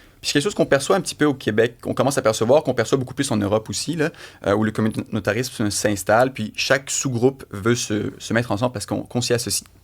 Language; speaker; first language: French; native; French